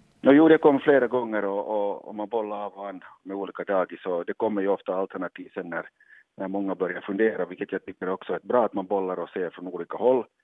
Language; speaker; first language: Swedish; native; Swedish